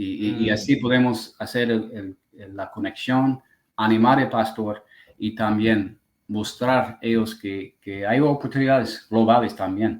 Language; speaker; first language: Spanish; non-native, fluent; English